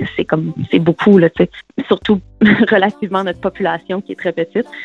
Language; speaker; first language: French; native; French